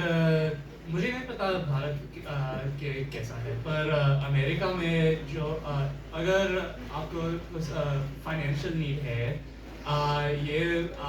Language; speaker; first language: Hindi; early bilingual, heritage; English